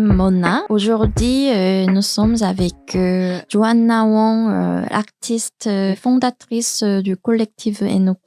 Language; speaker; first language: French; non-native, learner; Korean